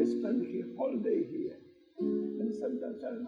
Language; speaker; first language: English; non-native, fluent; Polish